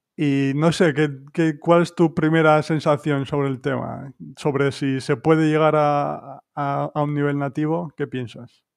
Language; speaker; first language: Spanish; native; Spanish